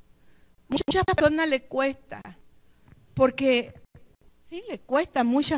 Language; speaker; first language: Spanish; native; Spanish